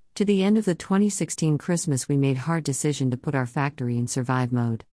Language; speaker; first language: English; non-native, learner; Chinese